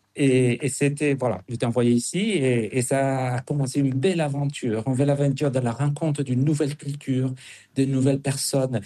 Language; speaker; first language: French; non-native, fluent; Spanish